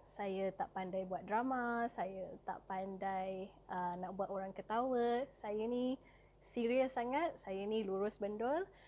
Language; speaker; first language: Malay; native; Malay